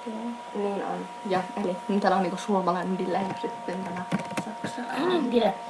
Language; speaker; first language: Finnish; native; Finnish